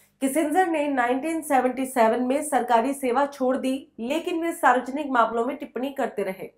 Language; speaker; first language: Hindi; native; Hindi